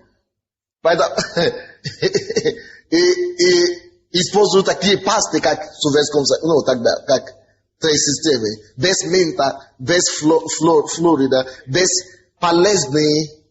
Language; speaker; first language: Russian; non-native, fluent; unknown